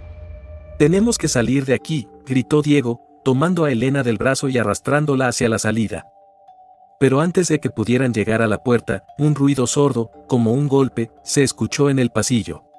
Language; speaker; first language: Spanish; native; Spanish